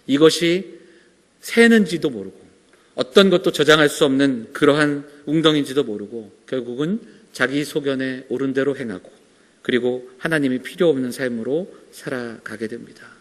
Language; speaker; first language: Korean; native; Korean